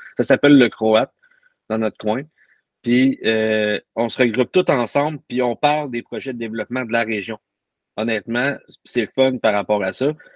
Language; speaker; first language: French; native; French